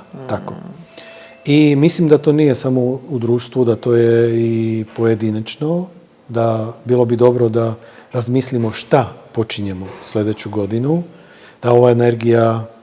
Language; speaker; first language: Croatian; non-native, fluent; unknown